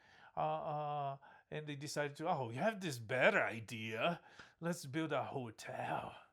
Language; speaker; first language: English; non-native, fluent; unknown